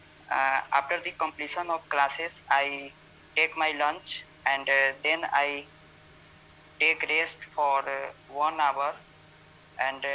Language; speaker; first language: English; non-native, learner; Hindi